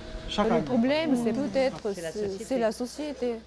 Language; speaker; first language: French; non-native, fluent; Japanese